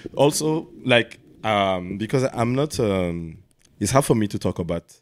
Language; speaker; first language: English; non-native, learner; French